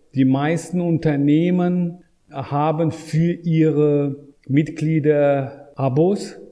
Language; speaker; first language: German; non-native, fluent; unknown